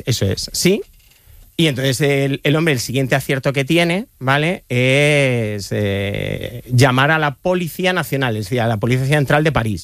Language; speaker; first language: Spanish; native; Spanish